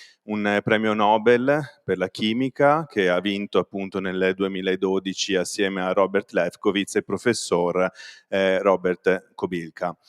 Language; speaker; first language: Italian; native; Italian